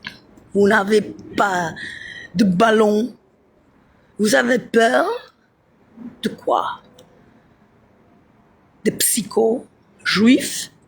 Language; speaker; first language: French; non-native, fluent; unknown